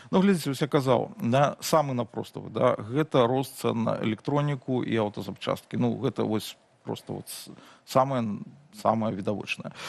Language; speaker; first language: Belarusian; non-native, local second language; Russian